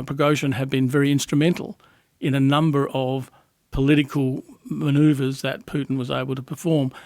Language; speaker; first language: English; native; English